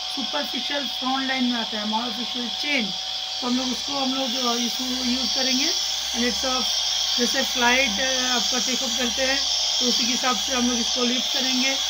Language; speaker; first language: Hindi; non-native, local second language; Bangla